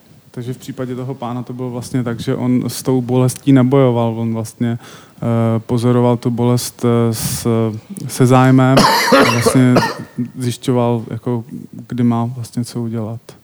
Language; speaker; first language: Czech; native; Czech